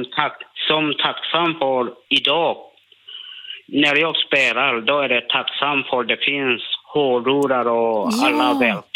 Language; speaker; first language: Swedish; non-native, learner; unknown